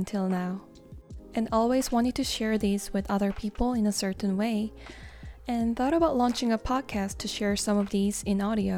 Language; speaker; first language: English; non-native, fluent; Korean